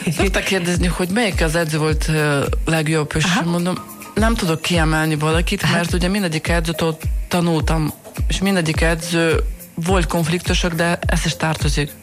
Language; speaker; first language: Hungarian; non-native, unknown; Russian